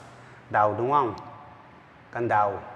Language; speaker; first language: Vietnamese; non-native, learner; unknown